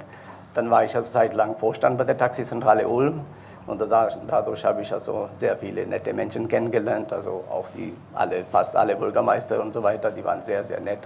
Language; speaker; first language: German; non-native, fluent; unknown